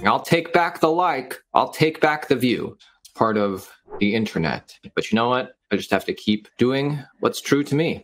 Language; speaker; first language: English; native; English